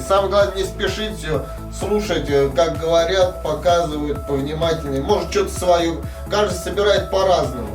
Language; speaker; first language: Russian; native; Russian